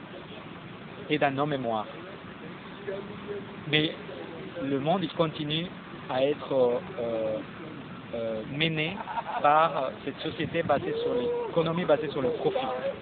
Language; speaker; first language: French; non-native, fluent; Spanish